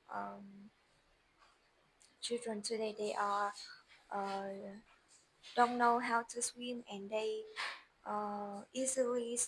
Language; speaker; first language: English; non-native, learner; Vietnamese